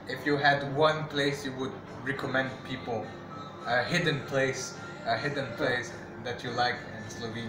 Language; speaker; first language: English; non-native, fluent; French